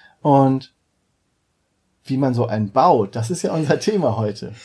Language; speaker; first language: German; native; German